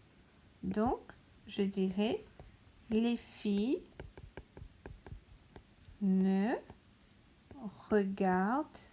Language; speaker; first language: French; non-native, local second language; Morisyen